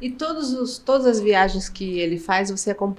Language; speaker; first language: Portuguese; native; Portuguese